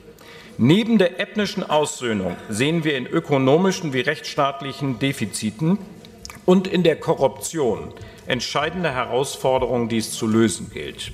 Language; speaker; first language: German; native; German